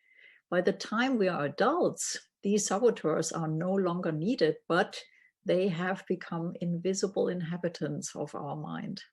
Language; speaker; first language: English; non-native, fluent; German